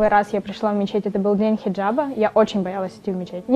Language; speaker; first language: Russian; native; Russian